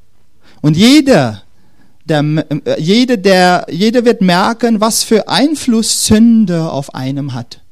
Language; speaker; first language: German; non-native, fluent; Dutch